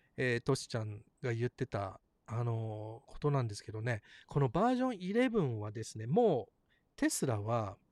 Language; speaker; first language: Japanese; early bilingual, heritage; Japanese